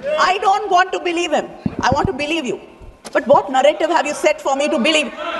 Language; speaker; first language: English; non-native, local second language; Tamil